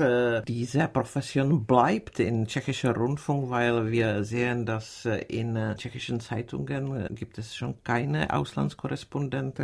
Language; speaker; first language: German; non-native, fluent; Czech